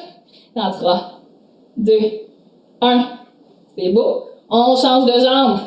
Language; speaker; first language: French; native; French